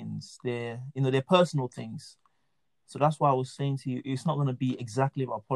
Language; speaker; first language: English; non-native, local second language; Yoruba